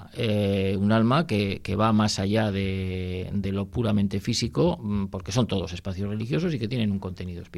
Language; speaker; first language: Spanish; native; Spanish